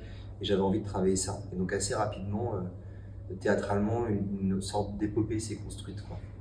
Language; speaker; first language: French; native; French